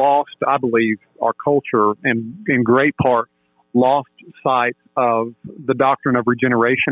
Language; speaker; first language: English; native; English